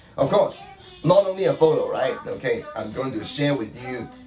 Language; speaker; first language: English; non-native, local second language; Cantonese